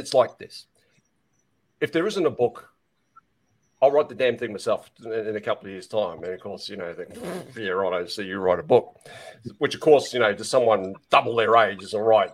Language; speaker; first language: English; native; English